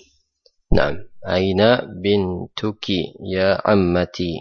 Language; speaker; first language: Arabic; non-native, fluent; Indonesian